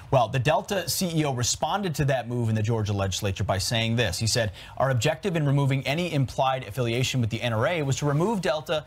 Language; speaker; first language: English; native; English